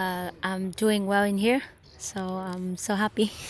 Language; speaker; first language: English; non-native, learner; Vietnamese